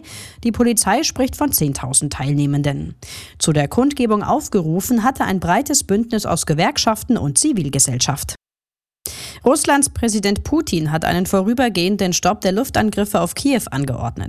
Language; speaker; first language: German; native; German